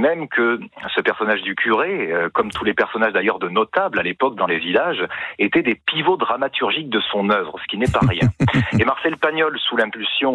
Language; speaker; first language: French; native; French